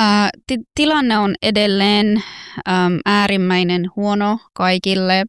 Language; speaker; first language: Finnish; non-native, fluent; Persian